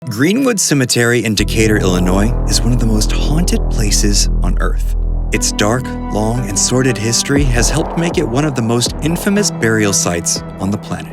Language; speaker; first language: English; native; English